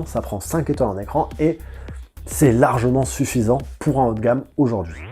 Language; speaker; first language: French; native; French